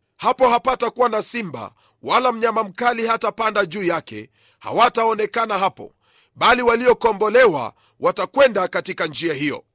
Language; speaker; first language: Swahili; non-native, local second language; Luyia